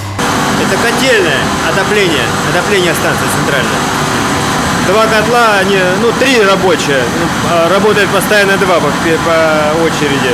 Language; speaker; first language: Russian; native; Russian